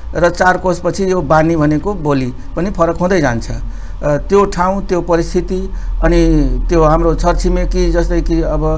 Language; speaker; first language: Nepali; non-native, local second language; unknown